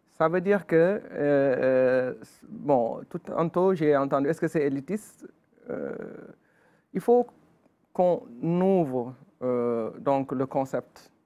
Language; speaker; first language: French; non-native, local second language; Wolof